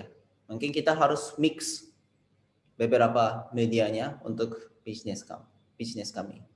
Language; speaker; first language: Indonesian; non-native, fluent; Japanese